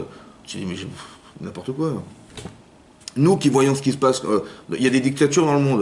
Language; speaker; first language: French; native; French